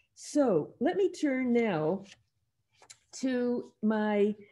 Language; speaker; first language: English; native; English